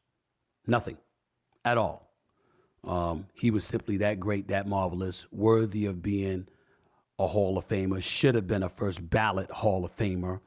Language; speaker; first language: English; native; English